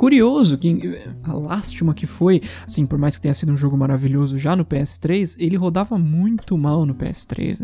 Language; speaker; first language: Portuguese; native; Portuguese